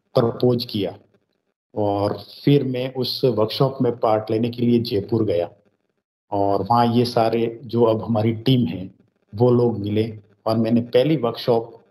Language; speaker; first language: Hindi; native; Hindi